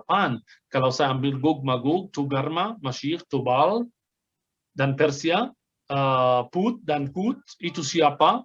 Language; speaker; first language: Indonesian; non-native, fluent; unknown